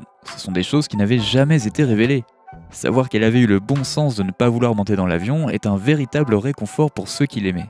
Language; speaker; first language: French; native; French